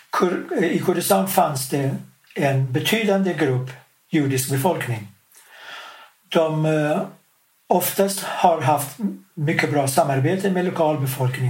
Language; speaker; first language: Swedish; non-native, fluent; Kurdish